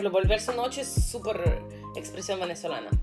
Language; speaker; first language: Spanish; non-native, fluent; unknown